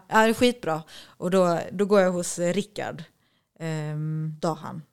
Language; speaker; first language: Swedish; native; Swedish